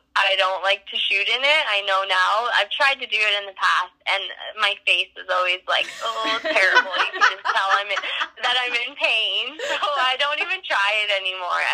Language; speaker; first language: English; native; English